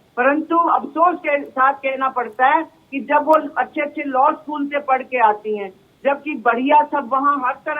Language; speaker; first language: Hindi; native; Hindi